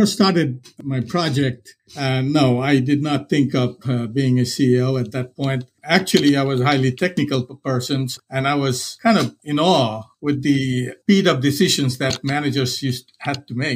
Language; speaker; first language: English; non-native, local second language; Hindi